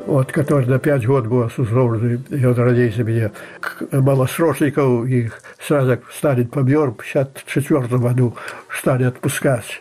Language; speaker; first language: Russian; non-native, local second language; Belarusian